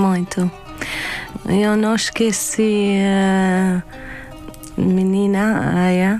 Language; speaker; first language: Portuguese; non-native, learner; Arabic